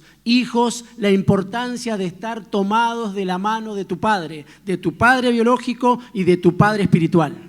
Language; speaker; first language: Spanish; native; Spanish